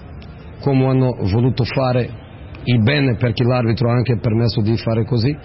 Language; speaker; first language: Italian; non-native, fluent; Portuguese